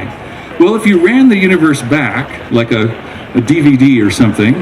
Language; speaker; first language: English; native; English